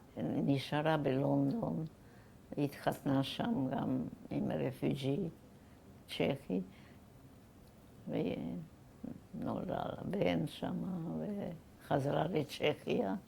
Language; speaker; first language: Hebrew; non-native, fluent; German